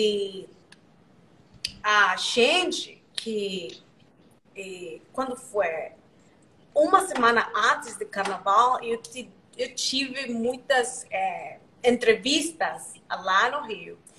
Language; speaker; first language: Portuguese; non-native, learner; Spanish